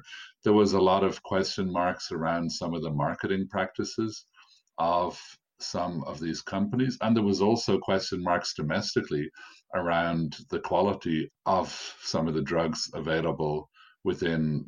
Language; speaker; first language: English; native; English